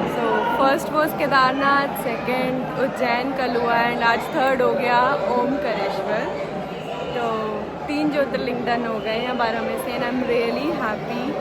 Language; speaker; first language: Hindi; non-native, local second language; Punjabi